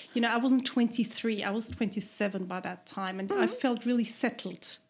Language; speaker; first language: English; non-native, fluent; German